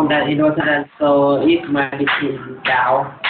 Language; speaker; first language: English; non-native, learner; Vietnamese